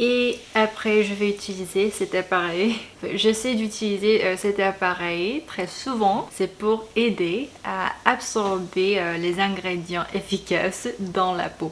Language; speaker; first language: French; non-native, fluent; Korean